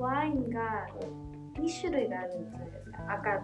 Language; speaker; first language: Japanese; non-native, learner; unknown